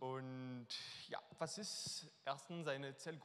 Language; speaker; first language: German; non-native, learner; Portuguese